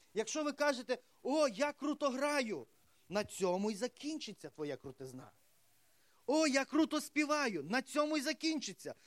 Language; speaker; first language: Ukrainian; native; Ukrainian